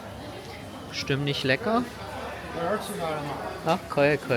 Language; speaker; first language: German; early bilingual, other home language; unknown